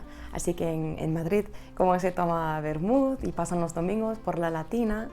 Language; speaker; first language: Spanish; non-native, fluent; English